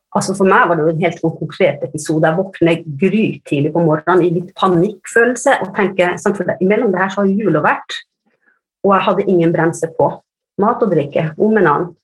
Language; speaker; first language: Norwegian; early bilingual, other home language; Finnish